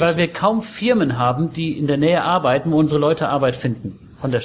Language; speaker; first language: German; native; German